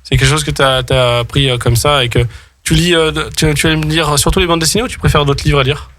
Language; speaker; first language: French; native; French